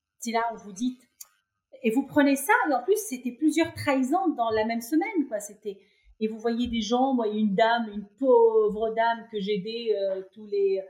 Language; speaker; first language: French; non-native, local second language; Arabic